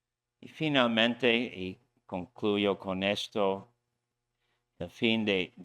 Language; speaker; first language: Spanish; non-native, fluent; English